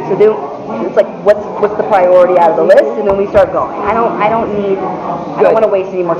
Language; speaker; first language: English; native; English